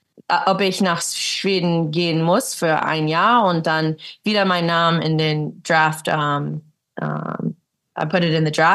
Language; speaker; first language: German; early bilingual, heritage; English